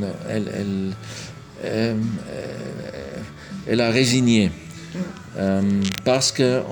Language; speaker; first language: French; non-native, local second language; German